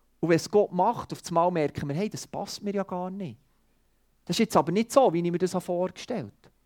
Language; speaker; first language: German; non-native, fluent; Swiss German